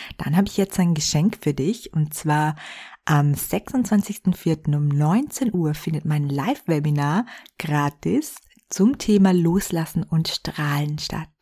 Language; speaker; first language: German; native; German